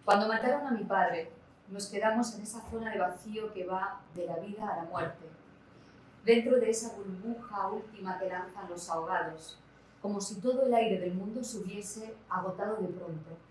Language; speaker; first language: Spanish; non-native, local second language; Catalan